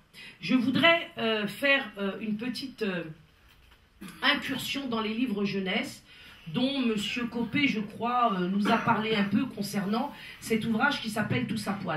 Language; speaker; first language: French; native; French